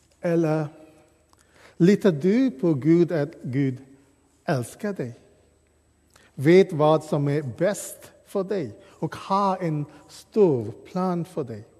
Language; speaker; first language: Swedish; non-native, fluent; English